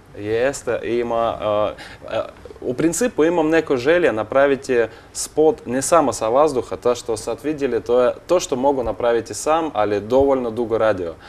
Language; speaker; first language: Bosnian; non-native, learner; Russian